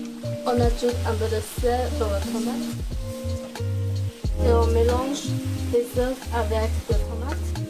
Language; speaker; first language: French; non-native, fluent; Chinese